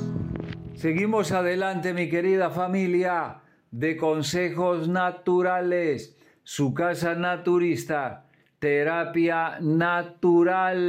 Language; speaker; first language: Spanish; native; Spanish